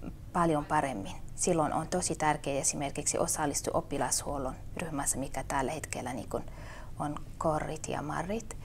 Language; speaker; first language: Finnish; non-native, fluent; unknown